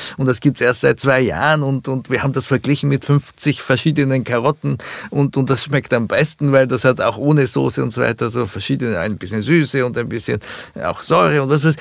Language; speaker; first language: German; early bilingual, other home language; Japanese